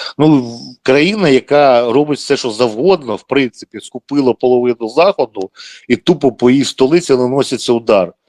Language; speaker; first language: Ukrainian; non-native, local second language; Russian